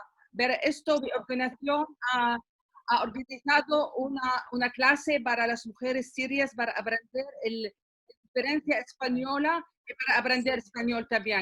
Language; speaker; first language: Spanish; non-native, learner; Arabic